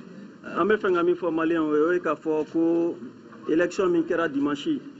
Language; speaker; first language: French; non-native, local second language; Bambara